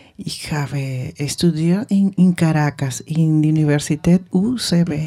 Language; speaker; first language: German; non-native, learner; Spanish